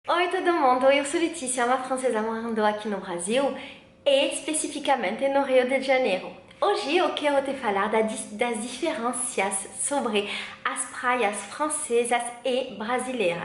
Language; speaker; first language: Portuguese; non-native, learner; French